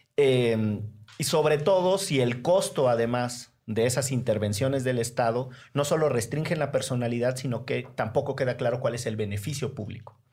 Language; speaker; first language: Spanish; native; Spanish